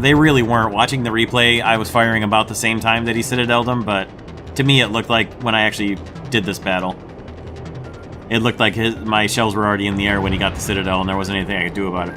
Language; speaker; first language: English; native; English